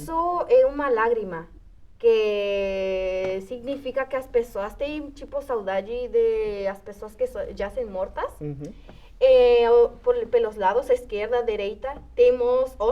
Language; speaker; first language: Portuguese; non-native, fluent; Spanish